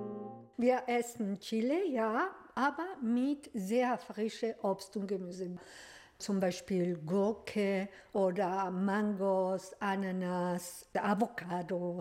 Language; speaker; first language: German; non-native, learner; Spanish